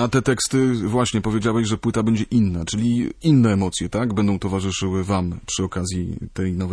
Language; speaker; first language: Polish; native; Polish